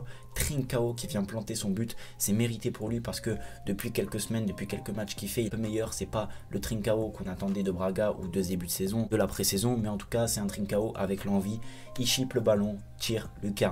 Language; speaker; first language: French; native; French